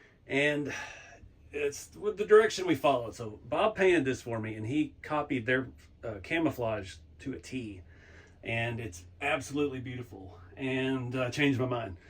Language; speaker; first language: English; native; English